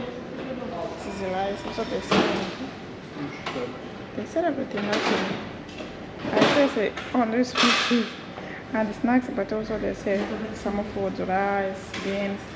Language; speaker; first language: English; non-native, fluent; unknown